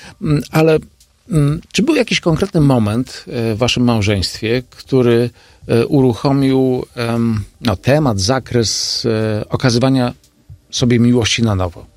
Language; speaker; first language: Polish; native; Polish